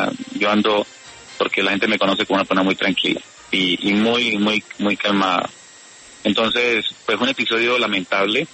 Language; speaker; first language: Spanish; native; Spanish